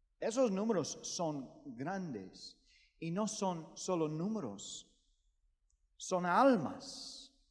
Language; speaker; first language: Spanish; non-native, fluent; English